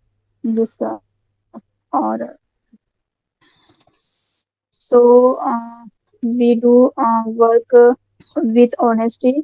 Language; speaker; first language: English; non-native, learner; Hindi